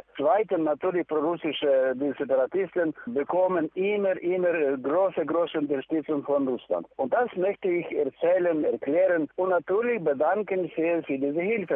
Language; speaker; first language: German; non-native, learner; Ukrainian